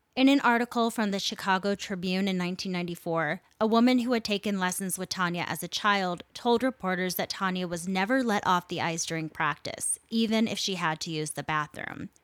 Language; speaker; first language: English; native; English